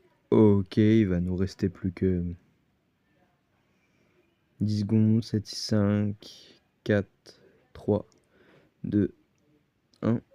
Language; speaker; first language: French; native; French